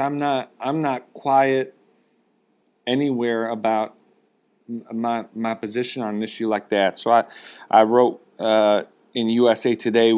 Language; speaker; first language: English; native; English